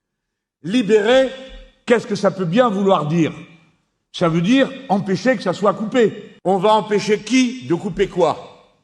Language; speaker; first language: French; native; French